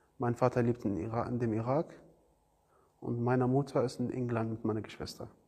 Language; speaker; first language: German; non-native, learner; Arabic